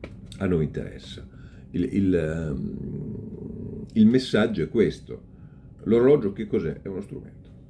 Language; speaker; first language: Italian; native; Italian